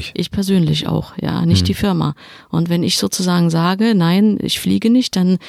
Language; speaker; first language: German; native; German